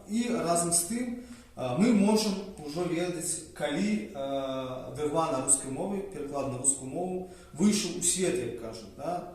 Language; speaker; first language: Belarusian; native; Belarusian